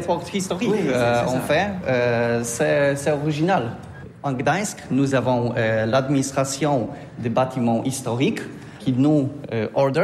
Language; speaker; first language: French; non-native, learner; Polish